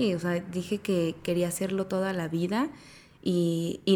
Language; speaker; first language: Spanish; native; Spanish